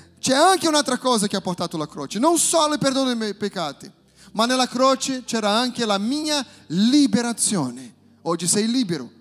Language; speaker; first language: Italian; non-native, fluent; Portuguese